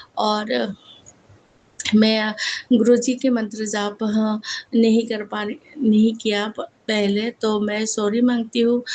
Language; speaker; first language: Hindi; non-native, local second language; Assamese